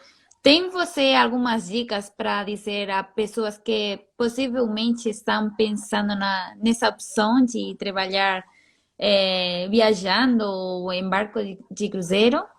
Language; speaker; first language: Portuguese; non-native, fluent; Spanish